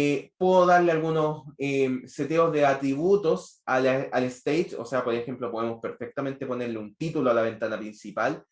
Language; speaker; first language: Spanish; native; Spanish